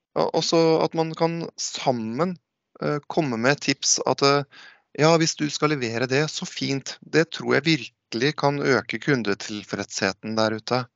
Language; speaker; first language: Norwegian; native; Norwegian